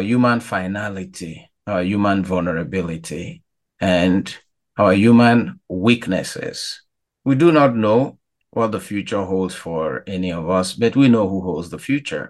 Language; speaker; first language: English; non-native, local second language; Igbo